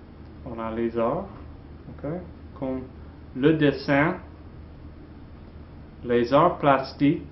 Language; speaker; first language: French; non-native, fluent; English